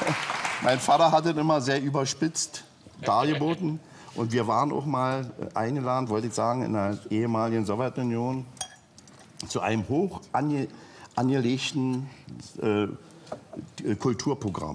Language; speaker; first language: German; native; German